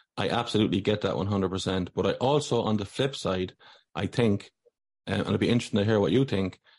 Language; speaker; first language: English; native; English